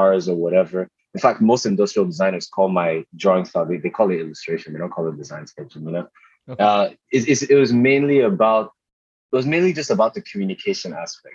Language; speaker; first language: English; non-native, local second language; Igbo